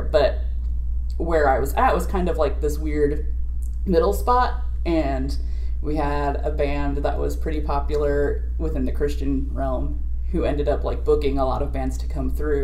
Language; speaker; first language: English; native; English